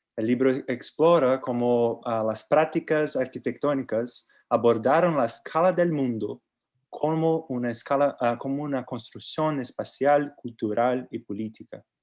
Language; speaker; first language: Spanish; non-native, learner; Portuguese